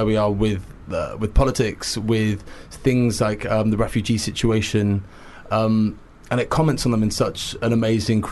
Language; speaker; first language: English; native; English